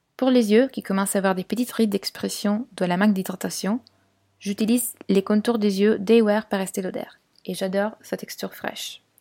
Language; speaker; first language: French; non-native, fluent; Italian